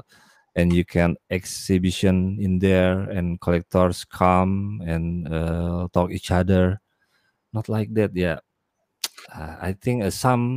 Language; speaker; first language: English; non-native, learner; Indonesian